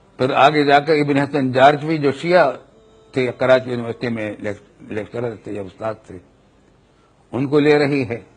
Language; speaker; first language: Urdu; native; Urdu